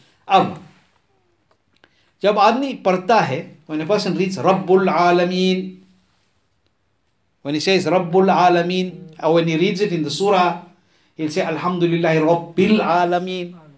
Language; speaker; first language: English; early bilingual, other home language; Urdu